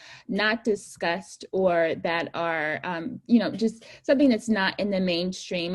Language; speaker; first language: English; native; English